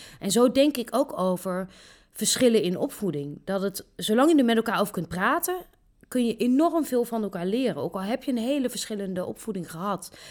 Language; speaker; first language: Dutch; native; Dutch